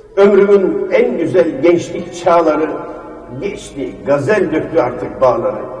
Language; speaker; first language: Turkish; native; Turkish